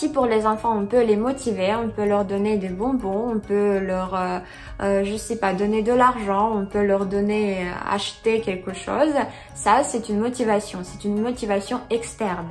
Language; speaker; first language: French; non-native, fluent; Russian